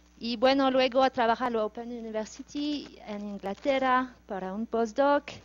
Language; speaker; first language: Spanish; native; Spanish